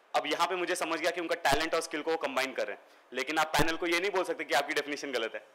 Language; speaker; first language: Hindi; native; Hindi